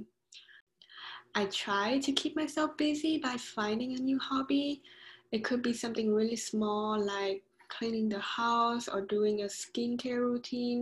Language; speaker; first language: English; non-native, fluent; Vietnamese